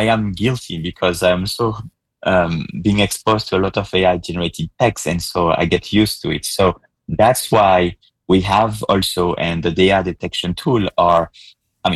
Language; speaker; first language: English; non-native, fluent; French